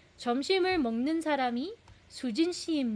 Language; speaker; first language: Korean; non-native, fluent; Filipino